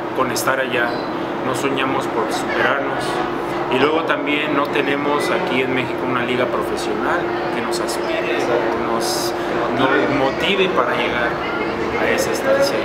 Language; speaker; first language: Spanish; early bilingual, heritage; Spanish